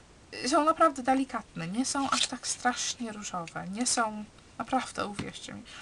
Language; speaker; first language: Polish; early bilingual, heritage; Polish